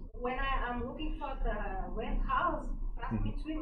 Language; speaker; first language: English; non-native, learner; Portuguese